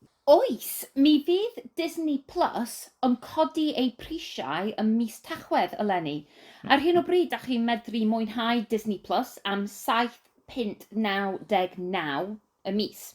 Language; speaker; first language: Welsh; non-native, learner; English